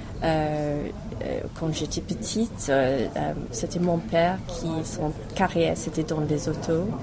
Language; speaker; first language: French; non-native, learner; English